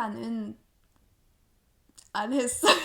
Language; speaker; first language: Korean; non-native, learner; French